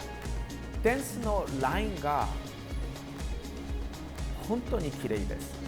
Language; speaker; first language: Japanese; non-native, learner; Korean